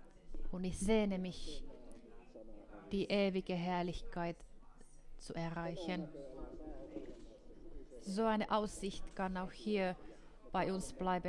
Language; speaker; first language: German; non-native, fluent; Finnish